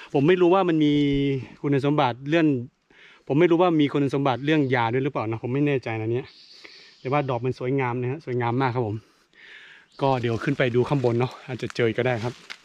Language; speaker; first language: Thai; non-native, local second language; S'gaw Karen